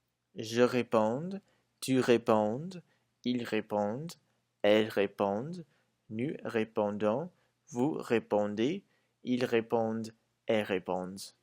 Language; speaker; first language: French; non-native, fluent; English